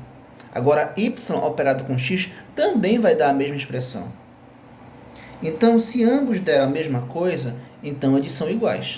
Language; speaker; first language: Portuguese; native; Portuguese